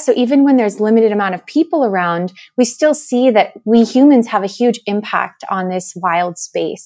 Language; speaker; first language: English; native; English